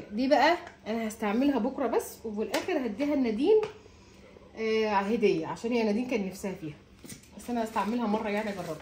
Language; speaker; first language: Arabic; native; Arabic